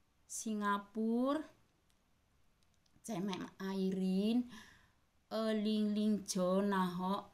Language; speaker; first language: Chinese; non-native, learner; Indonesian